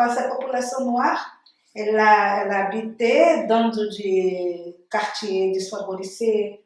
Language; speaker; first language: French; non-native, learner; Portuguese